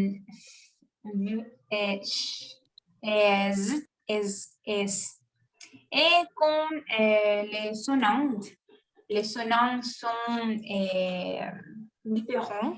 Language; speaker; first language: French; non-native, learner; Spanish